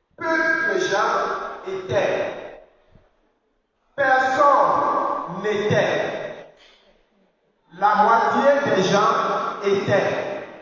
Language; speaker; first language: French; non-native, fluent; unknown